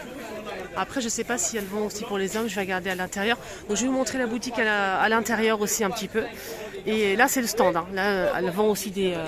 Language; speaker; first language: French; native; French